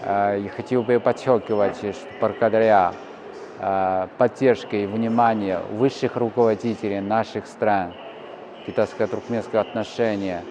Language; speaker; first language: Russian; non-native, fluent; Chinese